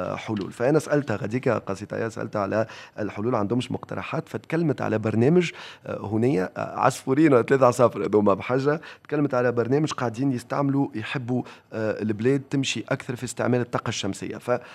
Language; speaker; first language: Arabic; native; Arabic